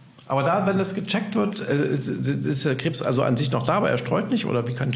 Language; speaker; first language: German; native; German